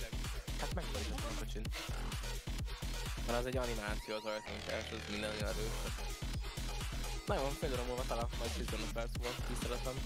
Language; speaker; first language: Hungarian; native; Hungarian